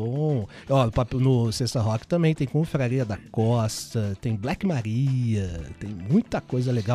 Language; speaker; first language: Portuguese; native; Portuguese